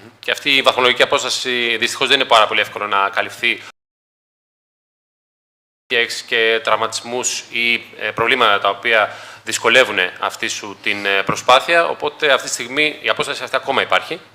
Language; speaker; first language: Greek; native; Greek